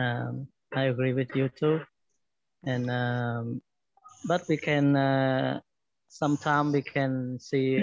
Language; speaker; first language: English; non-native, learner; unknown